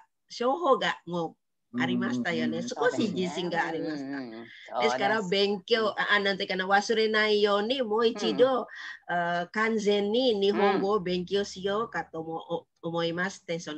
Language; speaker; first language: Japanese; non-native, fluent; Indonesian